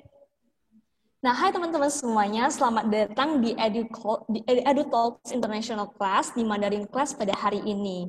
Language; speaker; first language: Indonesian; native; Indonesian